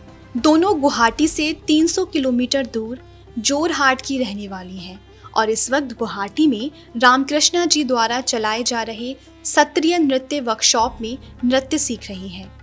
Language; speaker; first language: Hindi; native; Hindi